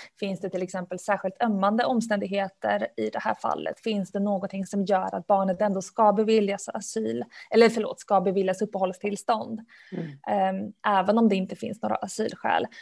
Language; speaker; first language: Swedish; early bilingual, other home language; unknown